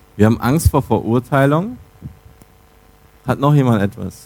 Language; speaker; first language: German; native; German